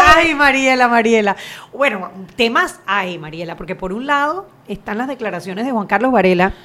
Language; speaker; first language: Spanish; native; Spanish